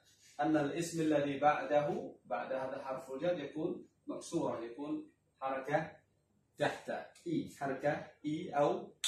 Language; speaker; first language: Arabic; non-native, fluent; Khmer